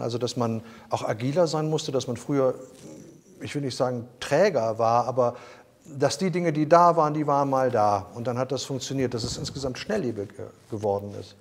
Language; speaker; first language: German; native; German